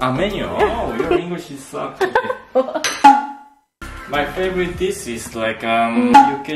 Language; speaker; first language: English; non-native, learner; Korean